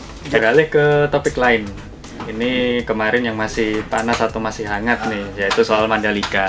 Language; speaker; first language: Indonesian; native; Indonesian